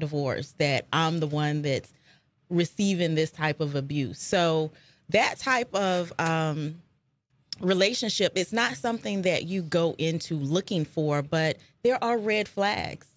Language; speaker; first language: English; native; English